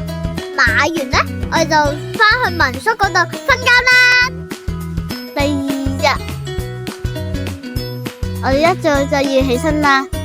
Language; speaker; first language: Chinese; native; Chinese